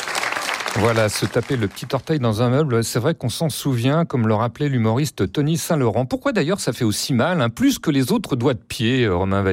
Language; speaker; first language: French; native; French